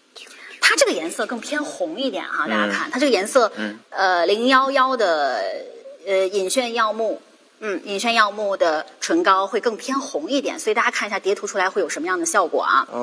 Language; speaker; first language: Chinese; native; Chinese